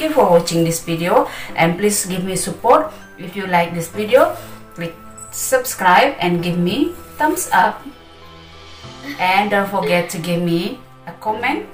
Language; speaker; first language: English; non-native, learner; Indonesian